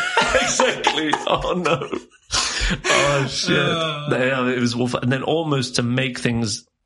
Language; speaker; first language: English; native; English